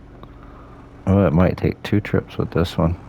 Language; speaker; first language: English; native; English